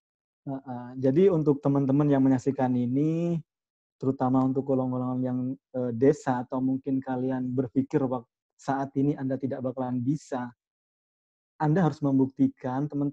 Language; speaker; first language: Indonesian; non-native, local second language; Madurese